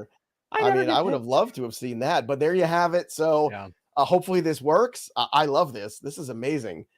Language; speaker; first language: English; native; English